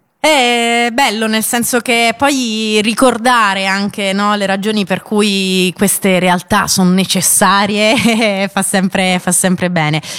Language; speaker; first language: Italian; native; Italian